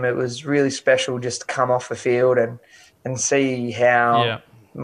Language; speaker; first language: English; native; English